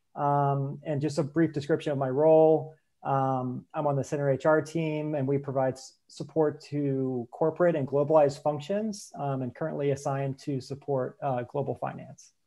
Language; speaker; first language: English; native; English